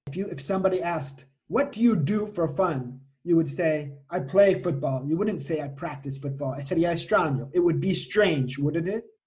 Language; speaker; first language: English; native; English